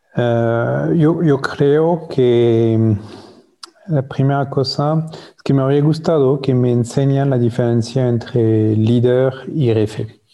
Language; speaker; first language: Spanish; non-native, fluent; French